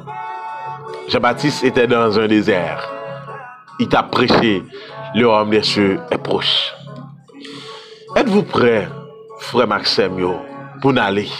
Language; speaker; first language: French; non-native, local second language; Haitian Creole